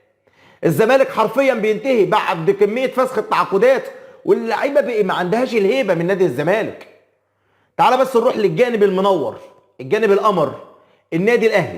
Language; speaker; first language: Arabic; native; Arabic